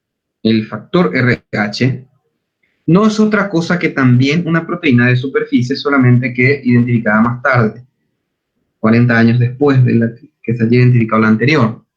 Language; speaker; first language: Spanish; native; Spanish